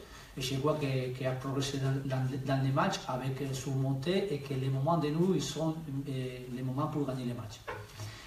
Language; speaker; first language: French; non-native, learner; Spanish